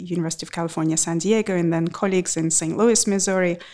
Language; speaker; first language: English; non-native, fluent; Russian